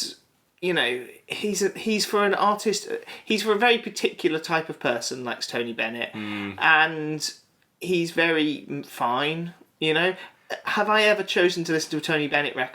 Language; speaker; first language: English; native; English